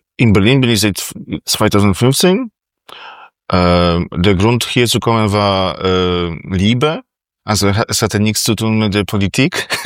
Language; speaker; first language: German; non-native, fluent; Polish